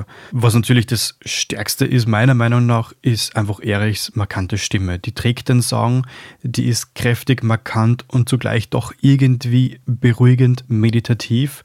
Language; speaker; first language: German; native; German